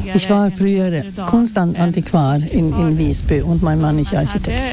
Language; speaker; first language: German; non-native, fluent; Swedish